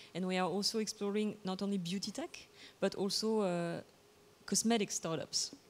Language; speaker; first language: English; non-native, fluent; Bulgarian